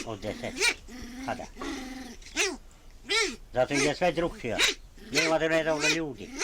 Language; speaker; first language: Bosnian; non-native, local second language; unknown